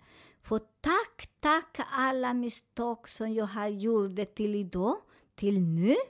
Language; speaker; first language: Swedish; non-native, learner; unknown